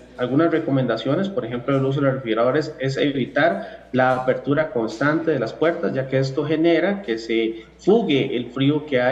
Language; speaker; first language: Spanish; native; Spanish